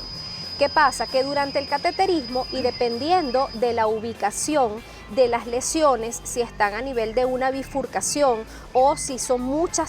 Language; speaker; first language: Spanish; native; Spanish